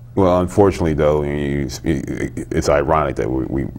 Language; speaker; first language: English; native; English